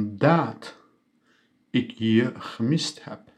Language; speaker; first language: Dutch; non-native, learner; Turkish